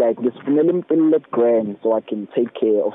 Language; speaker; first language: English; non-native, local second language; Zulu